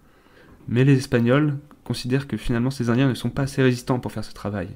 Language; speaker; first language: French; native; French